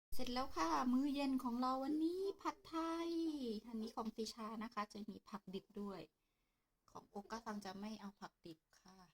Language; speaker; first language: Thai; native; Thai